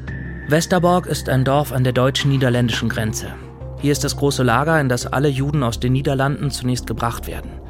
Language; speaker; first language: German; native; German